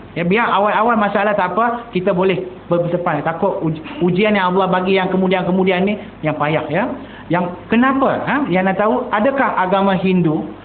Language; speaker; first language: Malay; non-native, local second language; Tamil